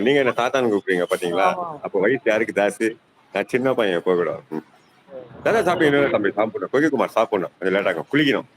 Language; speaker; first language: Tamil; non-native, local second language; Kannada